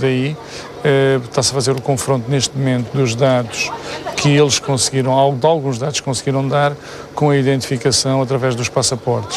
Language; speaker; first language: Portuguese; native; Portuguese